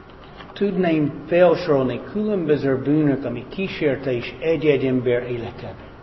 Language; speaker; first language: Hungarian; non-native, fluent; English